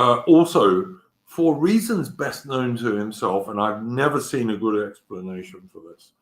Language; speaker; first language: English; native; English